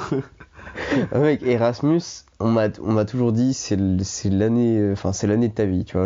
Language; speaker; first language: French; native; French